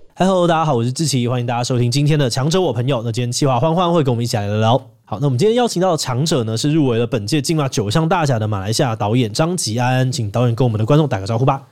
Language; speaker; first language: Chinese; native; Chinese